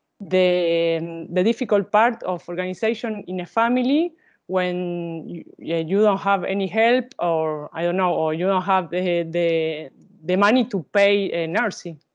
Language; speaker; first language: English; non-native, learner; Spanish